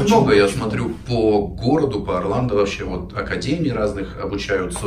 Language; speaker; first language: Russian; native; Russian